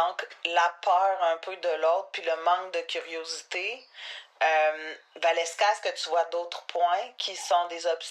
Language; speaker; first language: French; native; French